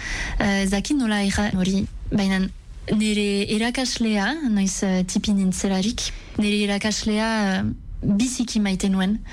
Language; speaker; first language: Basque; non-native, local second language; French